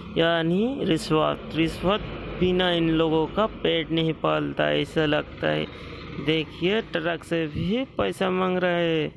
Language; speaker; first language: Hindi; non-native, local second language; Bangla